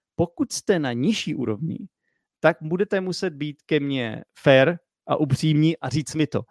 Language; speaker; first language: Czech; native; Czech